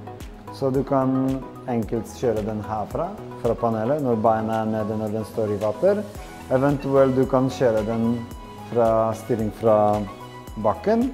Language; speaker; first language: Norwegian; non-native, fluent; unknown